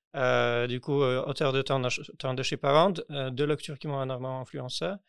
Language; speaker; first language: French; non-native, fluent; Polish